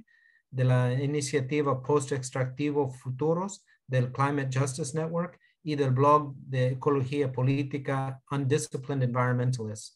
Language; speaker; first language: Spanish; non-native, fluent; English